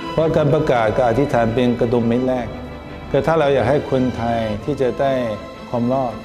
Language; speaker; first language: Thai; non-native, fluent; Chinese